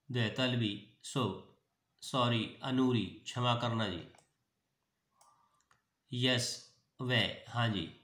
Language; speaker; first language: Hindi; native; Hindi